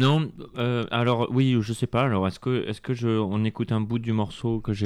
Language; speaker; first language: French; native; French